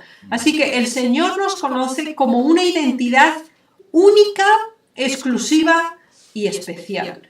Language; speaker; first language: Spanish; native; Spanish